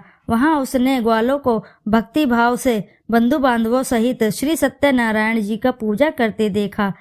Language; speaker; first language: Hindi; native; Hindi